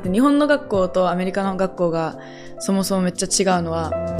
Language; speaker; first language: Japanese; early bilingual, other home language; English